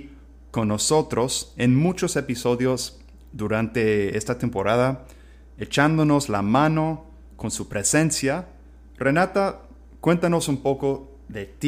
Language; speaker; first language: Spanish; non-native, fluent; English